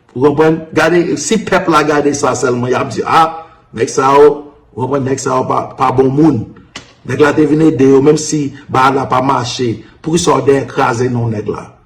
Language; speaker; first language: Haitian Creole; early bilingual, heritage; Haitian Creole